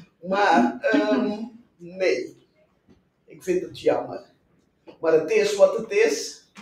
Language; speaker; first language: Dutch; non-native, local second language; Papiamento